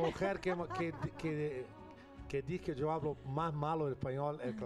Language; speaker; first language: Spanish; non-native, local second language; Portuguese